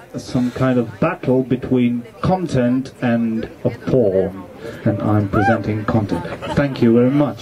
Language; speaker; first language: English; non-native, fluent; Latvian